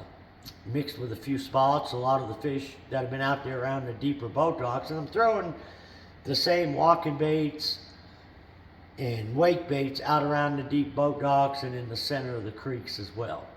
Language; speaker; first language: English; native; English